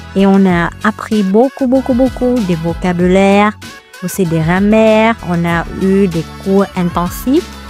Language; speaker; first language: French; non-native, fluent; Vietnamese